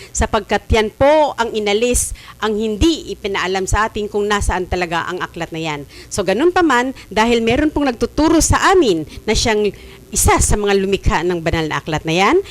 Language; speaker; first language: Filipino; native; Filipino